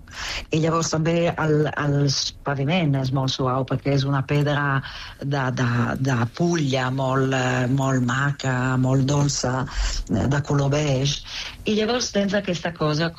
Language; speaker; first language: Catalan; non-native, fluent; Italian